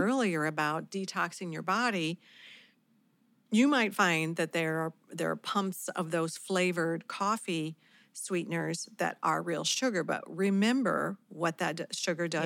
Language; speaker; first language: English; native; English